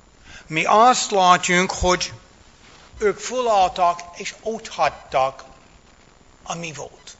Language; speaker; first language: Hungarian; non-native, fluent; English